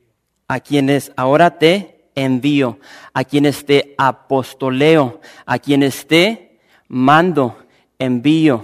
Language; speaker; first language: Spanish; native; Spanish